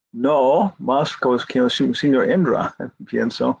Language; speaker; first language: Spanish; non-native, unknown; English